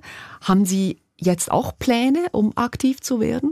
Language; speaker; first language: German; native; German